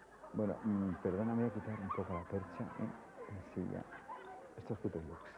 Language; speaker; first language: Spanish; native; Spanish